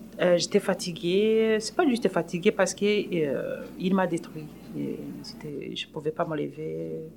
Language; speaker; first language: French; non-native, local second language; Rundi